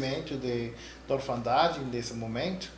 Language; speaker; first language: Portuguese; non-native, learner; Spanish